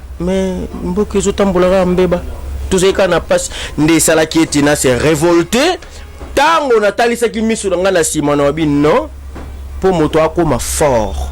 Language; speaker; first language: Lingala; non-native, local second language; Kongo